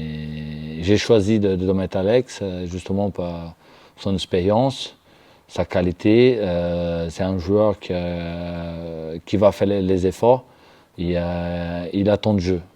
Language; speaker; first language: French; non-native, fluent; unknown